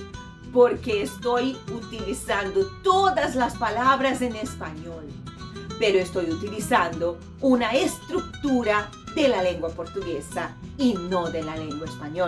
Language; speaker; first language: Spanish; non-native, fluent; Portuguese